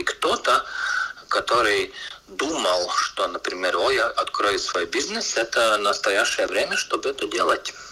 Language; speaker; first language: Russian; non-native, local second language; Latvian